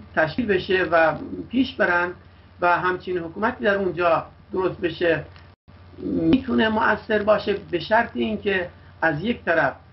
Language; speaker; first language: Persian; non-native, local second language; Kurdish